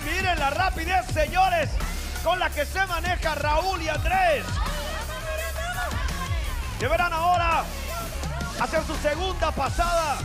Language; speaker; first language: Spanish; native; Spanish